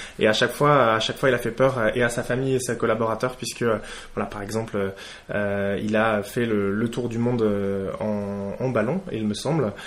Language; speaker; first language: French; native; French